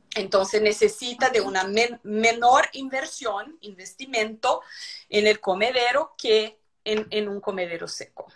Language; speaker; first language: Spanish; non-native, fluent; Portuguese